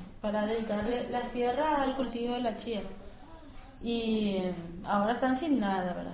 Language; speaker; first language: Spanish; native; Spanish